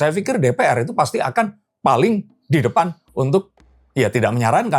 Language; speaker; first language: Indonesian; native; Indonesian